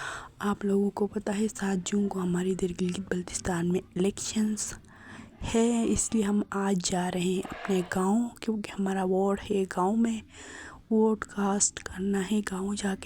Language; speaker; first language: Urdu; non-native, local second language; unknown